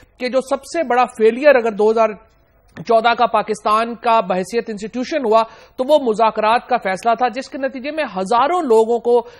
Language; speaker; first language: Urdu; native; Urdu